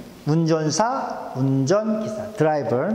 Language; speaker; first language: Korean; non-native, fluent; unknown